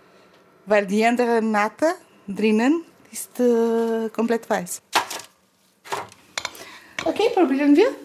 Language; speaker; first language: German; non-native, learner; Portuguese